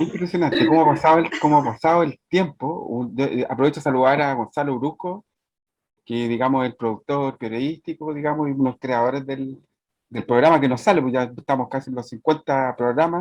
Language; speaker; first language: Spanish; native; Spanish